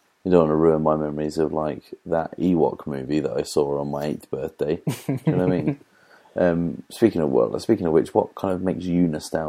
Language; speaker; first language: English; native; English